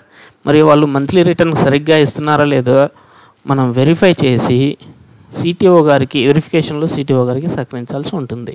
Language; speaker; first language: Telugu; native; Telugu